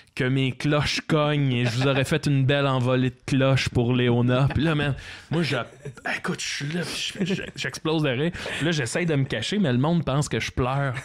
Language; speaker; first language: French; native; French